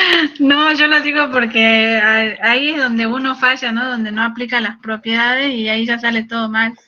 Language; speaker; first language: Spanish; native; Spanish